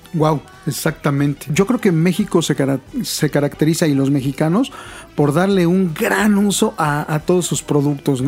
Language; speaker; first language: Spanish; native; Spanish